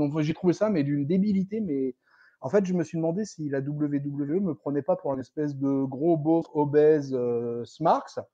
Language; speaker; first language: French; native; French